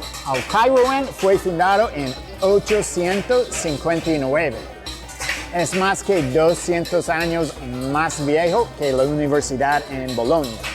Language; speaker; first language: Spanish; non-native, fluent; English